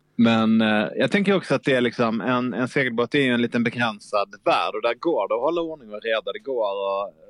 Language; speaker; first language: Swedish; native; Swedish